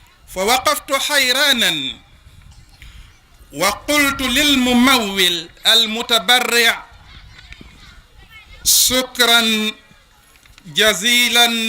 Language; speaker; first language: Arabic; non-native, fluent; Wolof